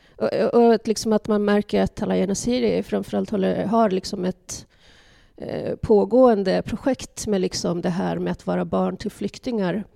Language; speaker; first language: Swedish; early bilingual, other home language; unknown